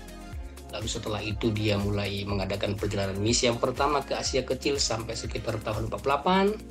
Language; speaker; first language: Indonesian; native; Indonesian